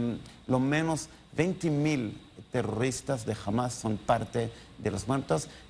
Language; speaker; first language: Spanish; non-native, learner; Hebrew